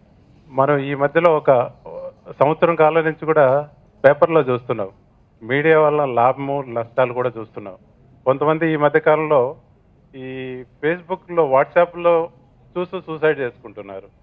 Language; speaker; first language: Telugu; native; Telugu